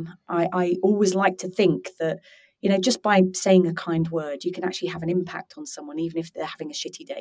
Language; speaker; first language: English; native; English